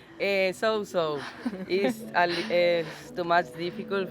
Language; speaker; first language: English; non-native, learner; Spanish